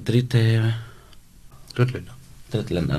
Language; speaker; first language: German; non-native, fluent; Spanish